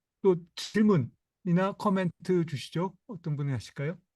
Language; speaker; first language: Korean; native; Korean